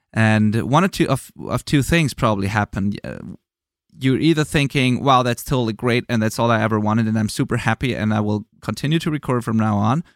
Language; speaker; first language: English; non-native, fluent; German